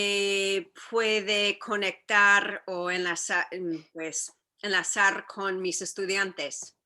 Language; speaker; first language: Spanish; non-native, fluent; English